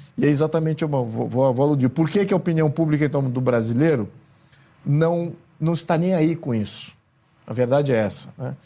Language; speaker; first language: Portuguese; native; Portuguese